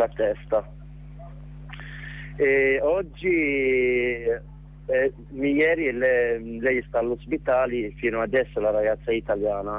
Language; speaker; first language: Italian; non-native, learner; Arabic